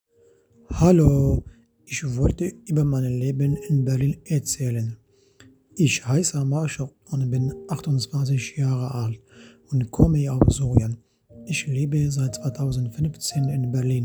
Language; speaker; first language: German; non-native, fluent; Arabic